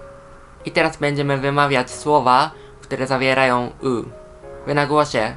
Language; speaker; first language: Polish; non-native, fluent; Japanese